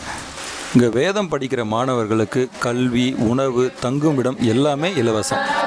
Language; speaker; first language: Tamil; native; Tamil